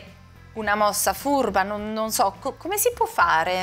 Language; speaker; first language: Italian; native; Italian